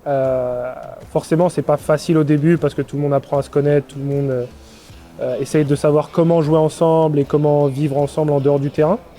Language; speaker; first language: French; native; French